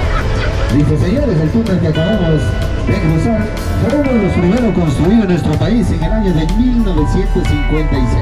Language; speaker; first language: Spanish; native; Spanish